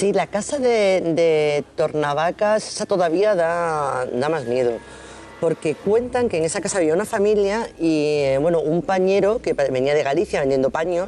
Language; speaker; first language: Spanish; native; Spanish